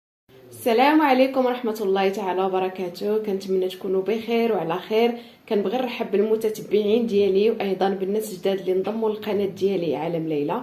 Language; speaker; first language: Arabic; native; Arabic